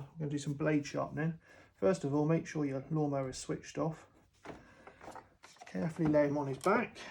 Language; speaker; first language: English; native; English